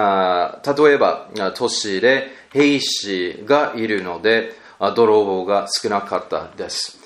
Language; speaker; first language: Japanese; non-native, learner; English